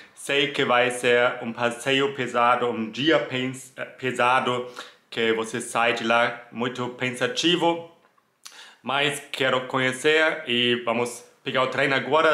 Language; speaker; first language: Portuguese; non-native, fluent; German